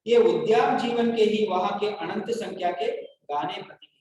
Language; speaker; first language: Hindi; non-native, local second language; Telugu